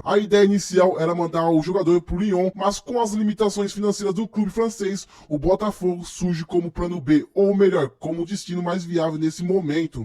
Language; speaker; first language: Portuguese; native; Portuguese